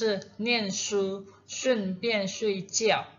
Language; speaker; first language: Chinese; non-native, fluent; Indonesian